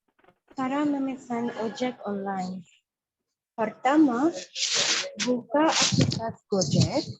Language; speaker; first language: Indonesian; non-native, learner; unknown